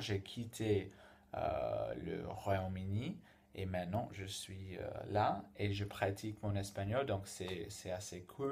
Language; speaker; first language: French; non-native, fluent; English